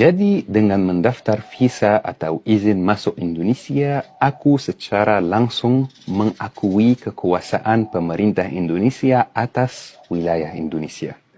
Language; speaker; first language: Indonesian; non-native, fluent; Arabic